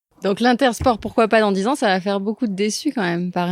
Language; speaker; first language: French; native; French